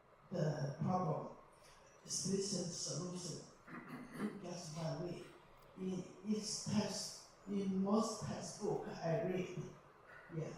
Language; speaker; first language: English; non-native, learner; Chinese